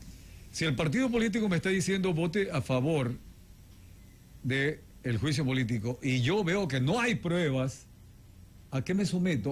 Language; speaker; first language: Spanish; native; Spanish